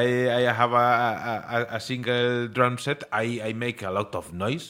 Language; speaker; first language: English; non-native, learner; Spanish